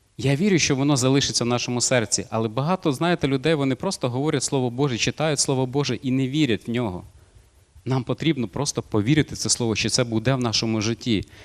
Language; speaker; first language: Ukrainian; non-native, local second language; Russian